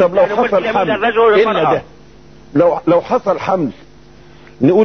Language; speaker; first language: Arabic; native; Arabic